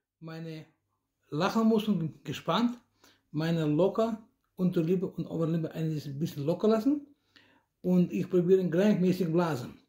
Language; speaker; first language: German; non-native, learner; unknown